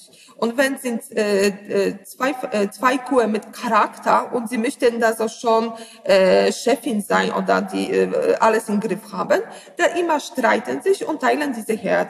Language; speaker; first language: German; non-native, learner; Polish